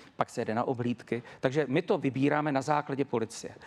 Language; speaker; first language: Czech; native; Czech